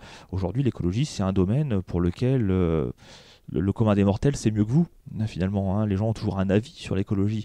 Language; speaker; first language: French; native; French